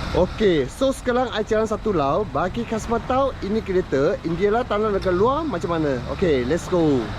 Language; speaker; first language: Malay; non-native, local second language; Chinese